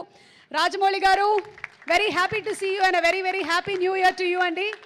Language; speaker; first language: Telugu; native; Telugu